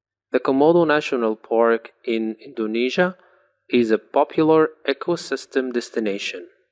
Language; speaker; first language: English; non-native, fluent; Arabic